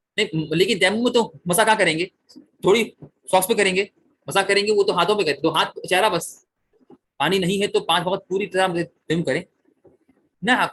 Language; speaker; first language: Urdu; native; Urdu